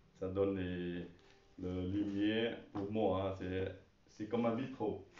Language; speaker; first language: French; non-native, learner; Chinese